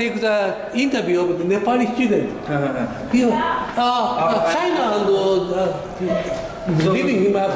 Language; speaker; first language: English; non-native, learner; Japanese